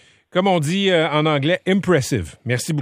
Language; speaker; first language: French; native; French